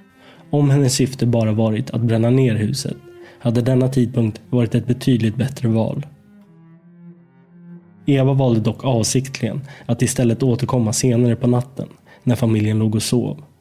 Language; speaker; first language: Swedish; native; Swedish